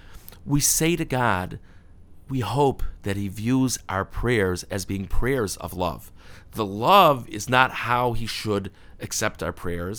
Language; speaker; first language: English; native; English